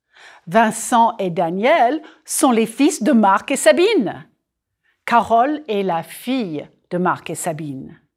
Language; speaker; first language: French; non-native, fluent; English